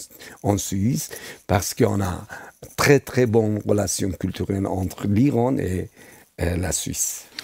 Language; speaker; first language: French; non-native, fluent; Persian